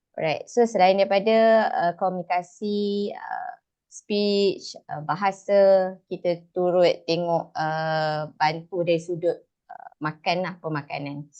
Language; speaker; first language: Malay; native; Malay